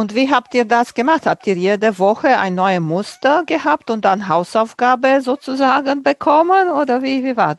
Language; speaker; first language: German; native; German